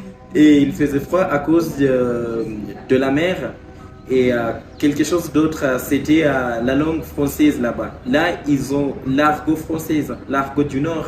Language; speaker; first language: French; non-native, fluent; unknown